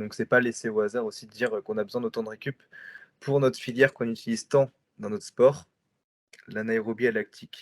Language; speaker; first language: French; native; French